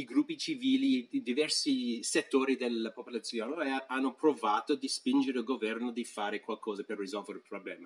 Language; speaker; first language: Italian; non-native, fluent; English